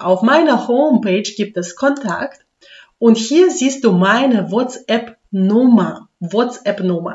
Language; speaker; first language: German; non-native, fluent; Russian